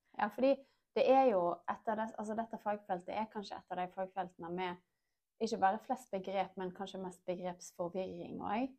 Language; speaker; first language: Norwegian; native; Norwegian